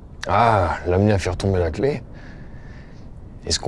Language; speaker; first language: French; native; French